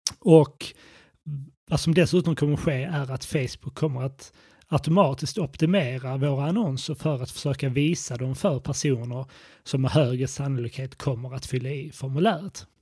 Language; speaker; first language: Swedish; native; Swedish